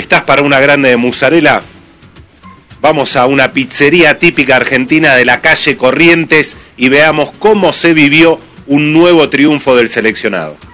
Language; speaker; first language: Spanish; native; Spanish